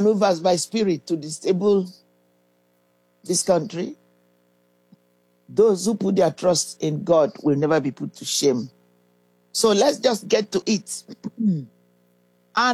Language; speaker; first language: English; native; English